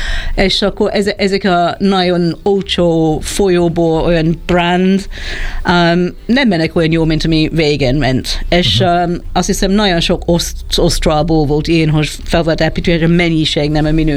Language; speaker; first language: Hungarian; non-native, fluent; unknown